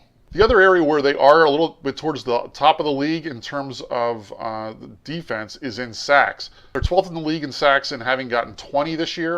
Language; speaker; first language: English; native; English